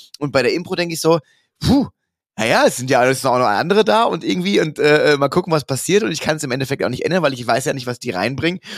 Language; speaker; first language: German; native; German